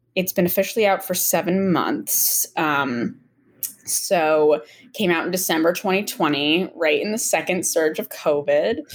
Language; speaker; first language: English; native; English